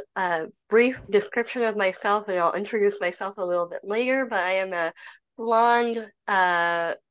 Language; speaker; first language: English; native; English